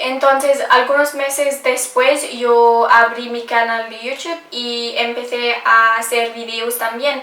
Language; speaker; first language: Spanish; non-native, learner; English